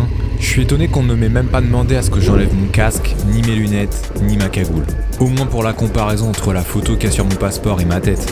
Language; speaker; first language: French; native; French